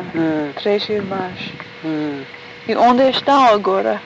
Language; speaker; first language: Portuguese; non-native, fluent; English